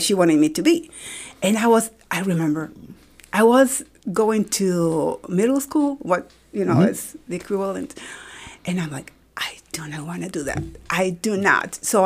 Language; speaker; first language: English; non-native, fluent; Spanish